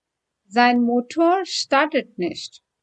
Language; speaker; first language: German; non-native, fluent; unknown